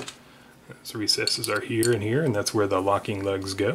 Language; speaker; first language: English; native; English